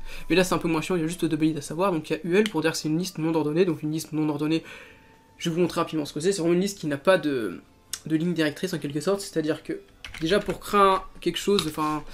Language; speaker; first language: French; native; French